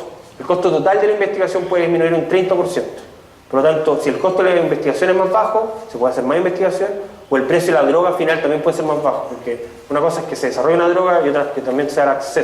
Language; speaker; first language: Spanish; native; Spanish